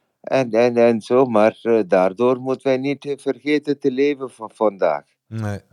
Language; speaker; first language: Dutch; non-native, fluent; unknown